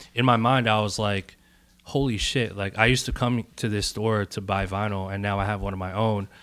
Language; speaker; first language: English; native; English